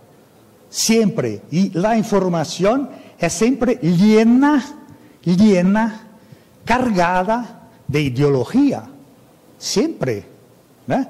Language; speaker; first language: Spanish; non-native, fluent; Portuguese